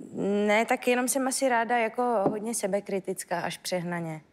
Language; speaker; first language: Czech; native; Czech